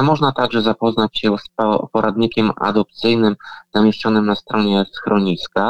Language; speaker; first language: Polish; native; Polish